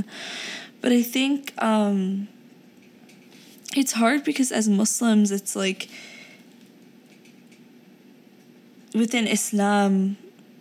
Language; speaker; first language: English; early bilingual, other home language; Urdu